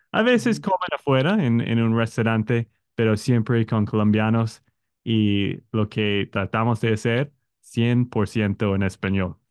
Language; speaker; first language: Spanish; non-native, fluent; English